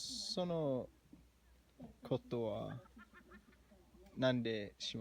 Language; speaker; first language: Japanese; non-native, learner; English